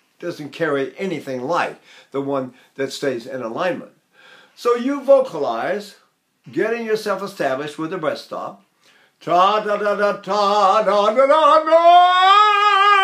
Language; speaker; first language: English; native; English